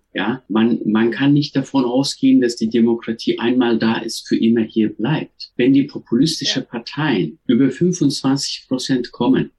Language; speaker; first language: German; non-native, fluent; Turkish